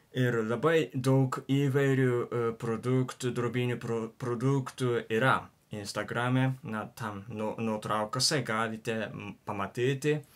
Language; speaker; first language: Lithuanian; non-native, learner; Japanese